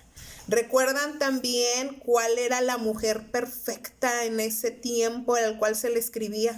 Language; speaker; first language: Spanish; native; Spanish